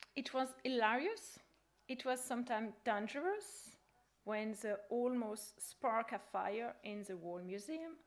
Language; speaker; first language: English; non-native, fluent; French